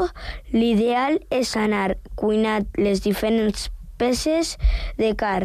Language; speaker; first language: Catalan; early bilingual, other home language; Spanish